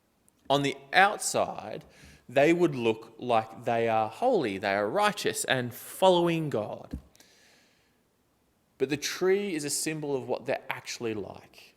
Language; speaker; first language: English; native; English